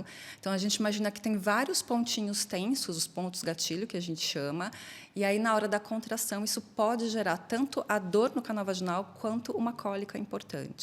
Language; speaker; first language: Portuguese; native; Portuguese